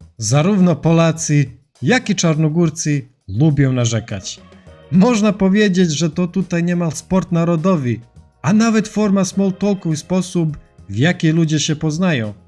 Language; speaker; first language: Polish; non-native, fluent; Serbian